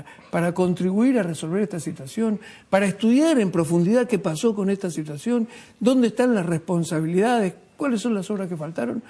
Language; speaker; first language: Spanish; native; Spanish